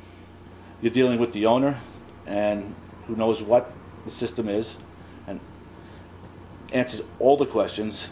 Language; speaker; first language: English; native; English